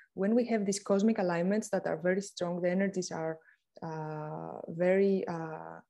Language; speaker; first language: English; non-native, fluent; Greek